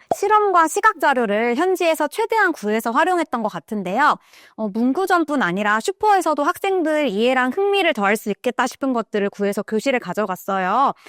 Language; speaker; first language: Korean; native; Korean